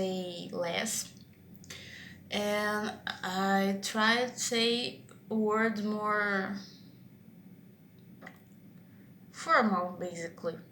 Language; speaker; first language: English; non-native, learner; Portuguese